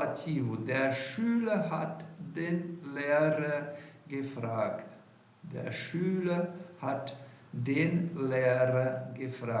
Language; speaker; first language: German; non-native, fluent; Portuguese